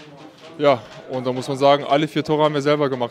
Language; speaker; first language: German; native; German